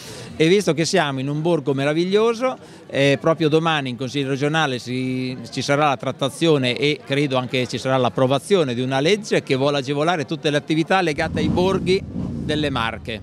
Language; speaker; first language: Italian; native; Italian